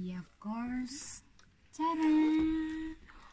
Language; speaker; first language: English; non-native, fluent; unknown